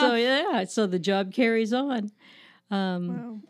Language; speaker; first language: English; native; English